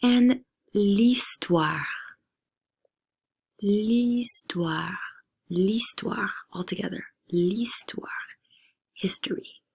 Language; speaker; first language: French; non-native, fluent; English